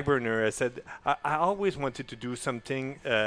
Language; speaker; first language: English; non-native, fluent; French